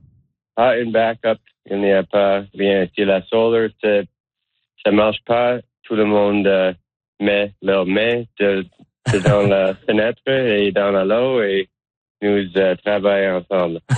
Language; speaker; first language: French; non-native, learner; English